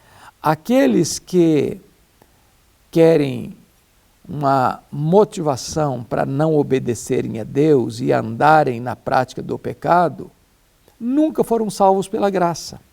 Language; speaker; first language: Portuguese; native; Portuguese